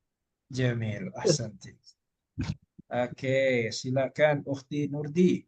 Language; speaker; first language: Malay; native; Malay